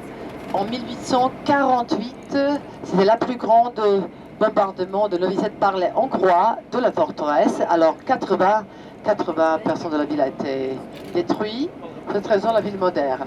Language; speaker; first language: French; non-native, fluent; Serbian